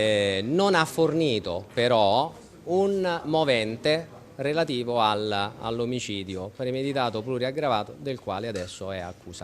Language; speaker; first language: Italian; native; Italian